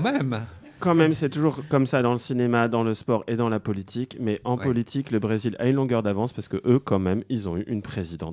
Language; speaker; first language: French; native; French